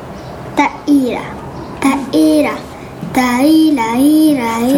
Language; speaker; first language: Arabic; non-native, learner; French